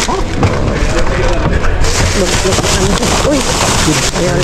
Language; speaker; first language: Spanish; non-native, learner; Filipino